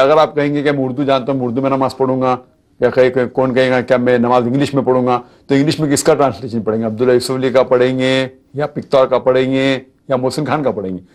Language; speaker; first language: Urdu; non-native, local second language; Konkani